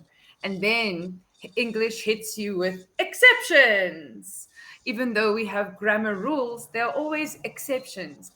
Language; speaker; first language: English; non-native, fluent; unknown